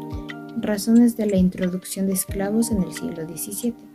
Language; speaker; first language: Spanish; native; Spanish